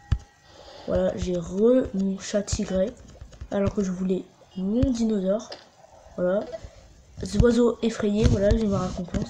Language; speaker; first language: French; native; French